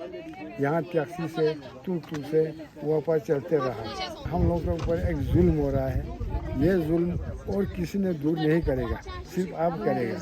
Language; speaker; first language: Hindi; non-native, local second language; Balti